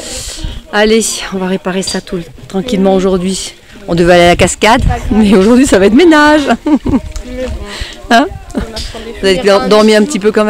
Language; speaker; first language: French; native; French